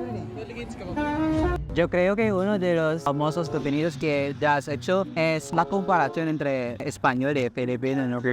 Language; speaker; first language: Spanish; non-native, fluent; Filipino